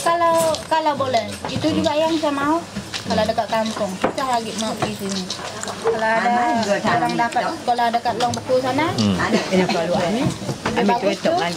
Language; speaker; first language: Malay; non-native, local second language; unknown